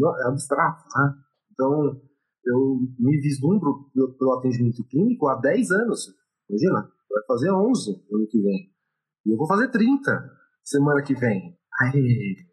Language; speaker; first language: Portuguese; native; Portuguese